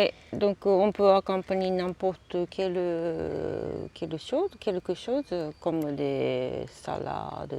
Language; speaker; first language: French; non-native, learner; Japanese